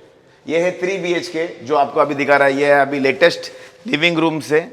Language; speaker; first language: Hindi; non-native, local second language; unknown